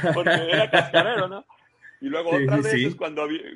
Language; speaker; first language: Spanish; native; Spanish